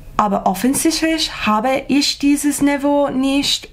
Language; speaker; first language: German; non-native, learner; English